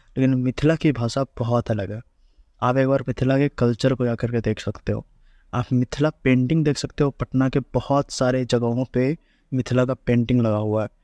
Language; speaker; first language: Hindi; native; Hindi